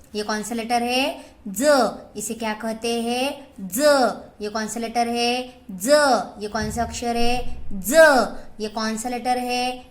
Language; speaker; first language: Hindi; non-native, local second language; Marathi